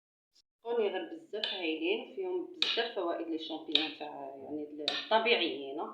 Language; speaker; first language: Arabic; native; Arabic